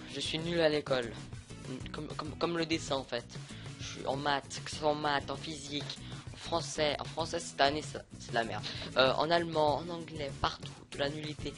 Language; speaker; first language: French; native; French